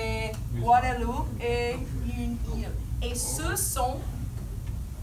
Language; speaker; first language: French; non-native, fluent; English